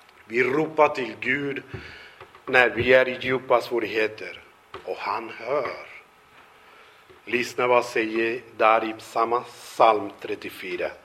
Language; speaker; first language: Swedish; non-native, fluent; Spanish